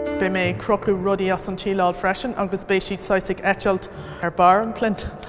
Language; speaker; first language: Irish; non-native, local second language; English